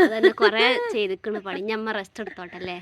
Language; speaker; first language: Malayalam; early bilingual, other home language; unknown